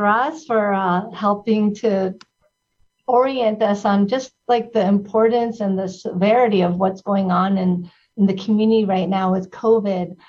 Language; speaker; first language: English; early bilingual, other home language; Spanish